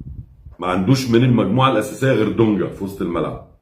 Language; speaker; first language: Arabic; native; Arabic